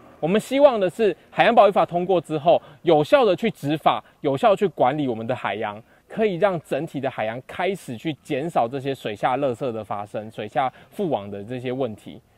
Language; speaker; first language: Chinese; native; Chinese